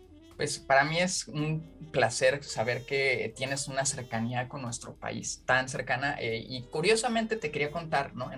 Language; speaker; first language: Spanish; native; Spanish